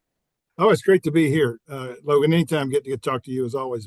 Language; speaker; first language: English; native; English